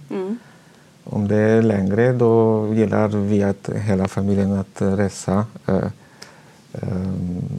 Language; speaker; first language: Swedish; non-native, fluent; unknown